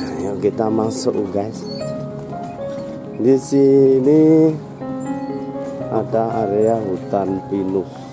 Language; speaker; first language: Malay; non-native, local second language; Javanese